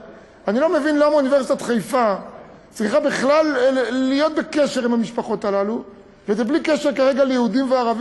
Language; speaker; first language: Hebrew; native; Hebrew